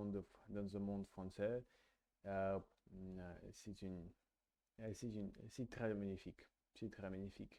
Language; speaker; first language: French; non-native, learner; English